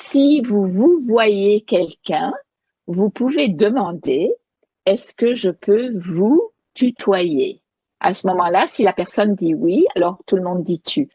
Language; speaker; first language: French; native; French